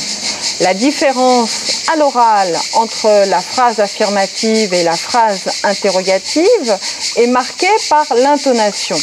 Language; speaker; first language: French; native; French